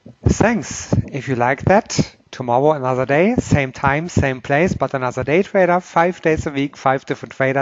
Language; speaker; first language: English; non-native, fluent; German